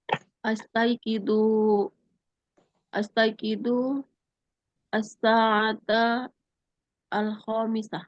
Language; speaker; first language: Arabic; non-native, learner; Indonesian